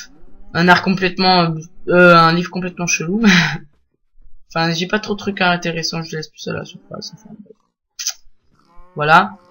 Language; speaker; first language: French; native; French